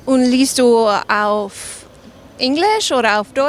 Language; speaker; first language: German; non-native, learner; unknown